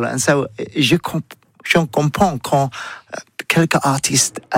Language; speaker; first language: French; non-native, learner; English